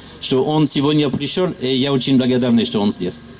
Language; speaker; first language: Russian; non-native, learner; French